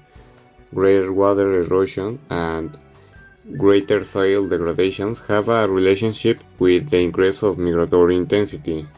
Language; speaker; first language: English; non-native, learner; Spanish